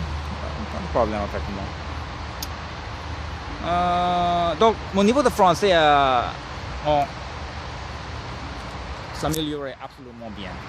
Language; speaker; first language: French; non-native, learner; English